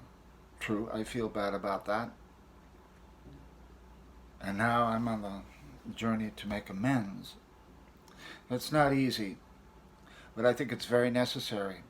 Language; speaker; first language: English; native; English